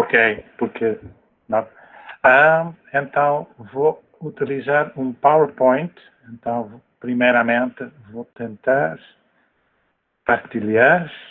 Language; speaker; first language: Portuguese; non-native, fluent; Dutch